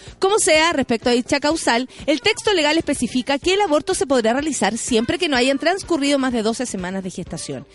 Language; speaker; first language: Spanish; native; Spanish